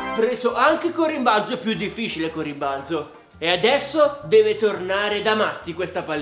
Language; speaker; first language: Italian; native; Italian